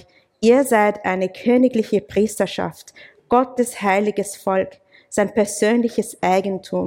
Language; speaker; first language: German; non-native, fluent; English